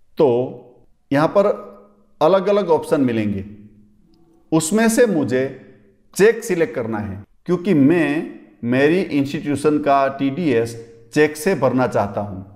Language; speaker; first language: Hindi; non-native, local second language; Gujarati